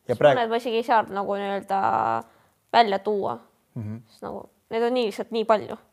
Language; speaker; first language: Estonian; non-native, local second language; Russian